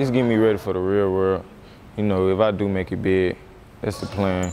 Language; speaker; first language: English; native; English